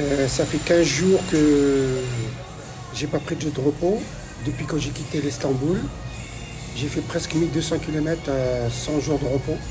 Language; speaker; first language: French; non-native, local second language; Arabic